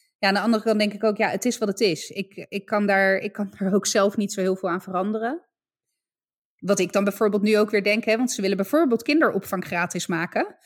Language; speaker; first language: Dutch; native; Dutch